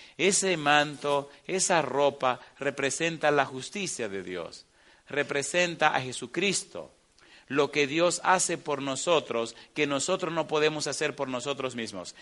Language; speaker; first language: Spanish; native; Spanish